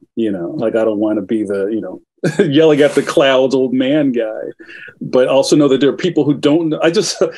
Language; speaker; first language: English; native; English